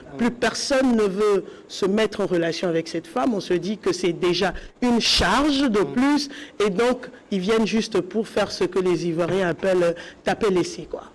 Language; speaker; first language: French; non-native, local second language; Lingala